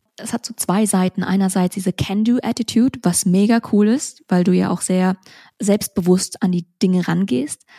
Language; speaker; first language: German; early bilingual, other home language; Vietnamese